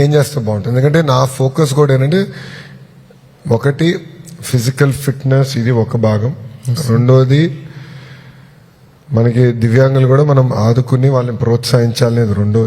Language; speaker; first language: Telugu; native; Telugu